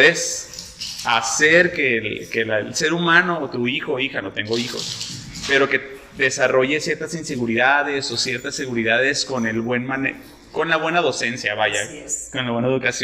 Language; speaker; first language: Spanish; native; Spanish